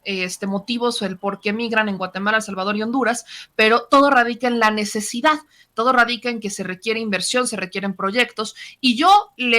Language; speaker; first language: Spanish; native; Spanish